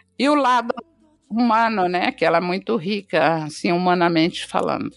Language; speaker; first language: Portuguese; native; Portuguese